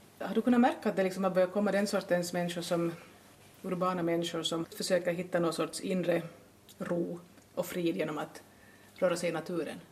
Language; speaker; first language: Swedish; native; Swedish